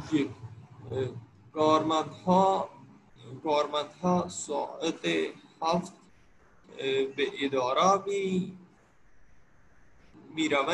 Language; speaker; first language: Persian; non-native, learner; Urdu